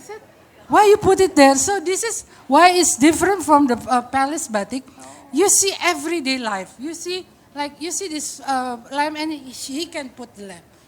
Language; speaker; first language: English; non-native, fluent; Indonesian